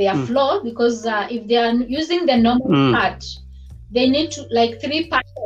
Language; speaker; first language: English; non-native, local second language; Luyia